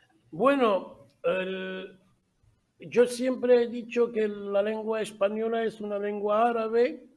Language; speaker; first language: Spanish; non-native, fluent; Arabic